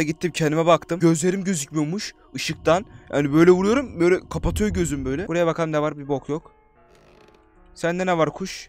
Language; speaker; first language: Turkish; native; Turkish